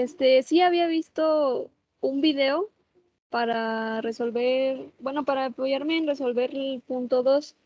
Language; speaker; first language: Spanish; native; Spanish